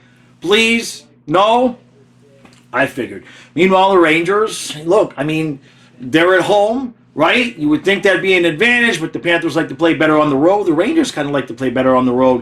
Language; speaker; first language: English; native; English